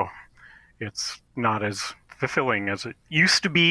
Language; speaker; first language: English; native; English